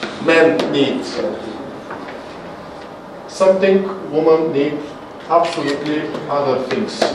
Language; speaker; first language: English; non-native, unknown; Bulgarian